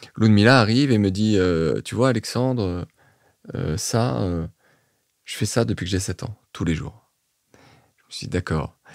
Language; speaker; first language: French; native; French